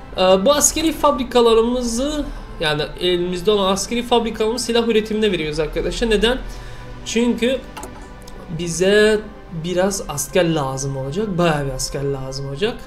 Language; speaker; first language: Turkish; early bilingual, heritage; Turkish